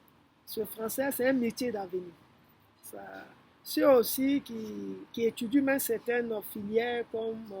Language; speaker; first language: French; non-native, fluent; Yoruba